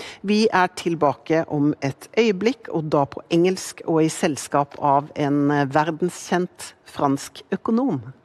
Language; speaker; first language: Norwegian; native; Norwegian